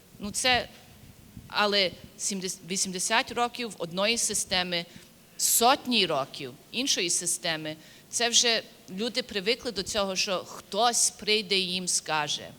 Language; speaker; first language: Ukrainian; early bilingual, heritage; Ukrainian